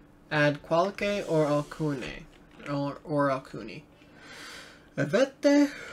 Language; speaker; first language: Italian; non-native, learner; English